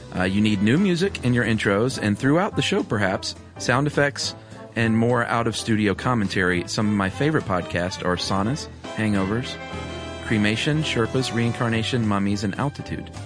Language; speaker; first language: English; native; English